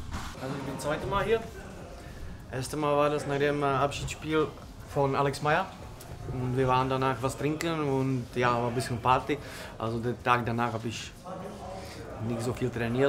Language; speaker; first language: German; non-native, fluent; Czech